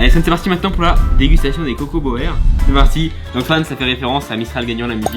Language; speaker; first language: French; native; French